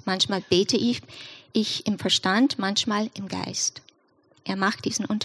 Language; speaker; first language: German; non-native, fluent; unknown